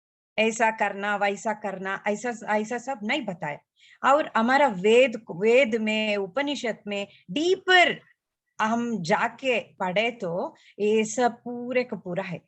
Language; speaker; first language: Hindi; non-native, local second language; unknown